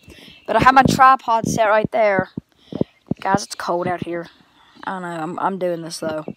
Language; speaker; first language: English; native; English